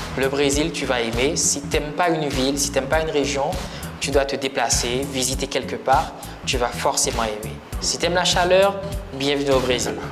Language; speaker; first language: French; non-native, local second language; Haitian Creole